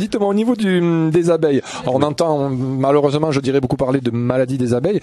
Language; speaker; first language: French; native; French